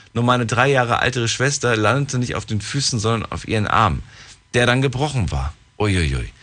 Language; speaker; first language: German; native; German